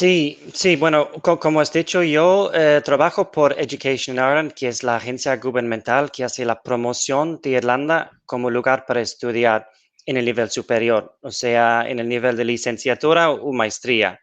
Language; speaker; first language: Spanish; non-native, fluent; English